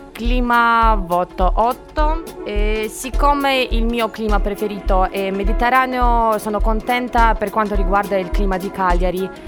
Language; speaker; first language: Italian; non-native, fluent; Russian